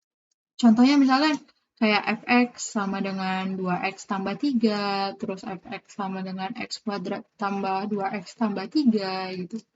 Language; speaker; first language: Indonesian; native; Indonesian